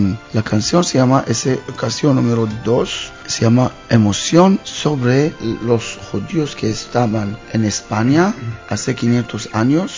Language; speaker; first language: Spanish; non-native, learner; Hebrew